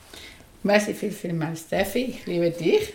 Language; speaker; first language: German; non-native, learner; Spanish